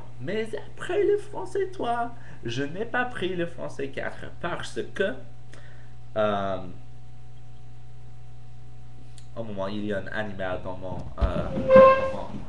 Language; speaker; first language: French; non-native, fluent; English